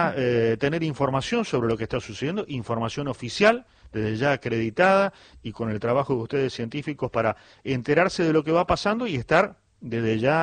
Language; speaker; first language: Spanish; native; Spanish